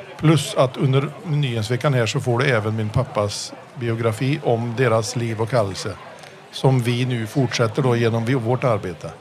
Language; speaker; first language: Swedish; early bilingual, heritage; Swedish